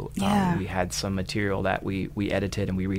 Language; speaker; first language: English; native; English